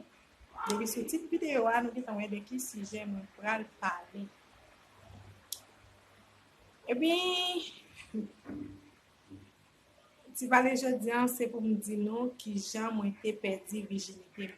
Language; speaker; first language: French; non-native, learner; Haitian Creole